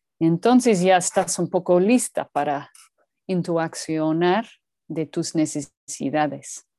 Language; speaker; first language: Spanish; non-native, learner; English